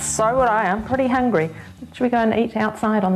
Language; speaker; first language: English; native; English